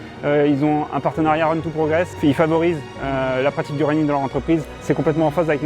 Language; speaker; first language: French; native; French